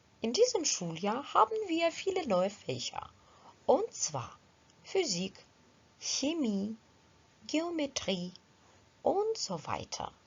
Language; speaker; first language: German; non-native, fluent; Ukrainian